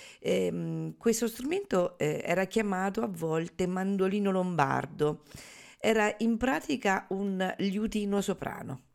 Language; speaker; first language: Italian; native; Italian